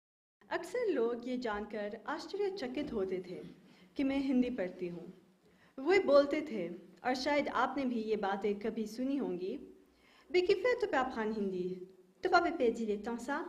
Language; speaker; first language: Hindi; non-native, local second language; Morisyen